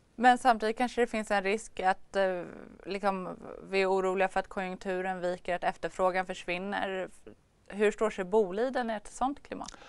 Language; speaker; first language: Swedish; native; Swedish